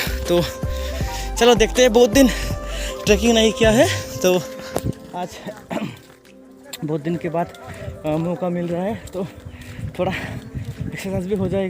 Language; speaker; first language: Hindi; non-native, local second language; Nepali